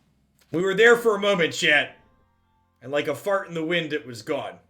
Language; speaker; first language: English; native; English